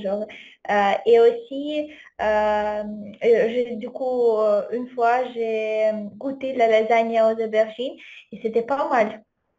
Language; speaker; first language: French; non-native, fluent; Ukrainian